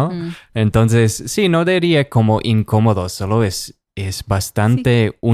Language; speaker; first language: Spanish; non-native, fluent; English